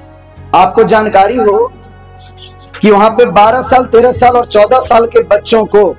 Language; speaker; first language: Hindi; native; Hindi